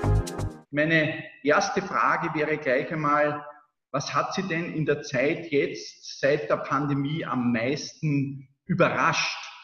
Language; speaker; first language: German; native; German